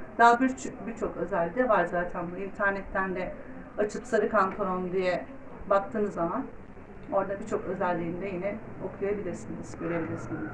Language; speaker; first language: Turkish; native; Turkish